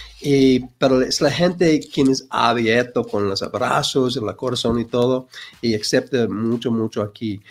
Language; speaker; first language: Spanish; non-native, learner; English